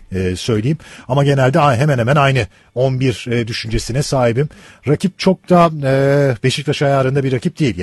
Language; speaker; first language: Turkish; native; Turkish